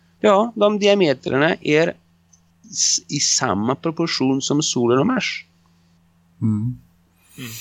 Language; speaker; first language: Swedish; non-native, fluent; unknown